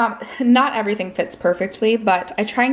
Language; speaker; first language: English; native; English